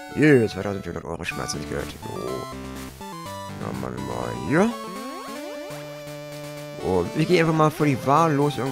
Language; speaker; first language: German; native; German